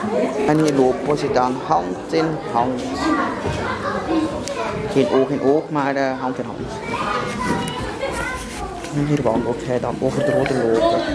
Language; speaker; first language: Dutch; native; Dutch